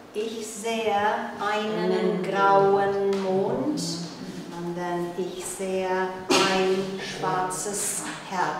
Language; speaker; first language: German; non-native, fluent; English